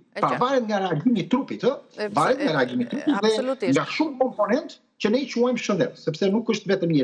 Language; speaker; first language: Albanian; native; Albanian